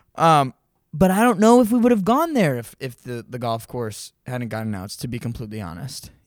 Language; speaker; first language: English; native; English